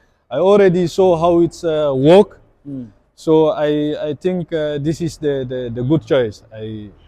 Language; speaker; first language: English; non-native, learner; French